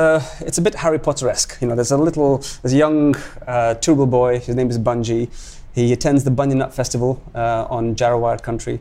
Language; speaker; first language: English; native; English